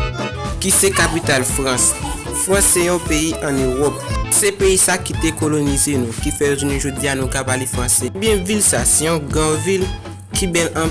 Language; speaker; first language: French; non-native, learner; Haitian Creole